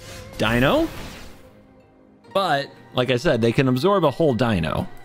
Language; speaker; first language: English; native; English